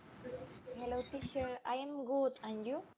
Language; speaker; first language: English; non-native, learner; Spanish